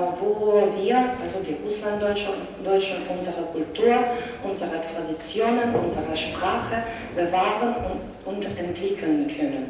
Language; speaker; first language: German; non-native, fluent; Russian